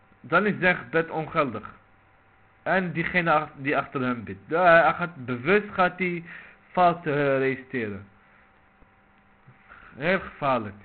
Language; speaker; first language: Dutch; non-native, local second language; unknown